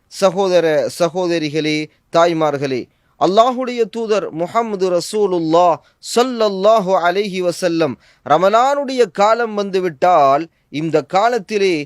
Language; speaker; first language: Tamil; native; Tamil